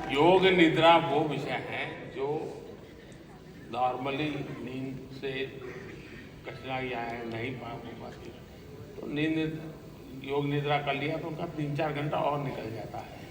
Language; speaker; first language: Hindi; native; Hindi